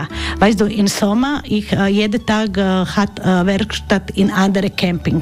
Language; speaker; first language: German; non-native, learner; Croatian